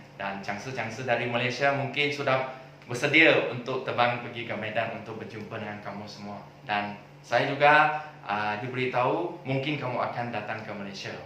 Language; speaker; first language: Malay; non-native, local second language; Chinese